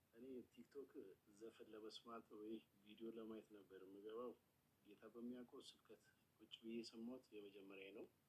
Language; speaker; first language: Amharic; non-native, local second language; Oromo